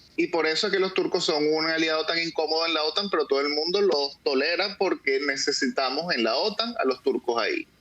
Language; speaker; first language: Spanish; native; Spanish